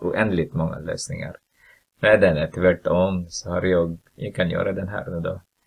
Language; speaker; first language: Swedish; non-native, fluent; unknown